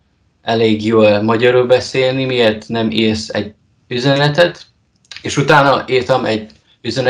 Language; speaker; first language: Hungarian; non-native, learner; Polish